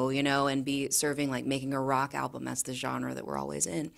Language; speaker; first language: English; native; English